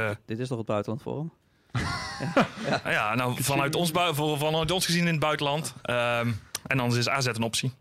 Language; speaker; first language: Dutch; native; Dutch